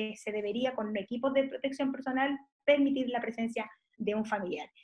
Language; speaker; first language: Spanish; native; Spanish